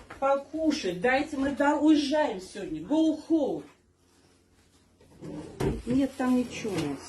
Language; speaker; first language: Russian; non-native, learner; Turkish